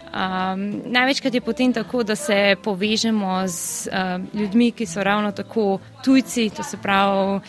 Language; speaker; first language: Slovenian; native; Slovenian